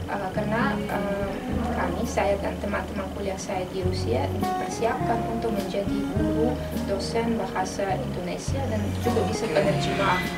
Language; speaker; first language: Indonesian; non-native, fluent; Russian